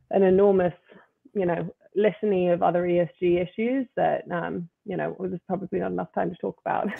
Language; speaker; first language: English; native; English